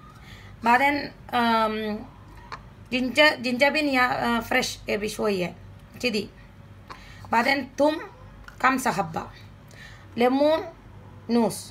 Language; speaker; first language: Arabic; non-native, learner; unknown